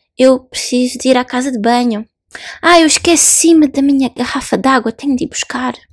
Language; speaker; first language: Portuguese; native; Portuguese